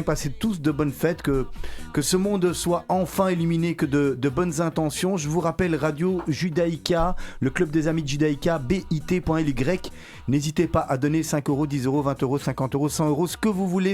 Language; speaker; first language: French; native; French